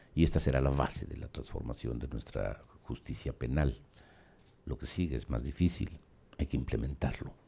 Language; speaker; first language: Spanish; native; Spanish